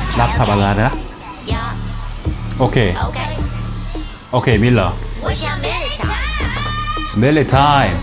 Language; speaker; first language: Thai; non-native, fluent; Korean